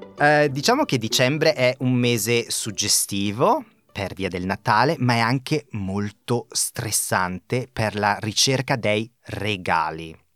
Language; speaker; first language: Italian; native; Italian